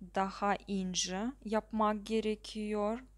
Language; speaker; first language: Turkish; non-native, learner; Russian